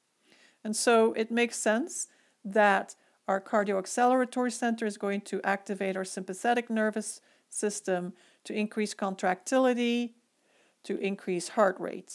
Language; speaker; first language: English; native; English